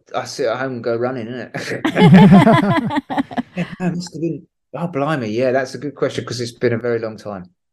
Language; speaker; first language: English; native; English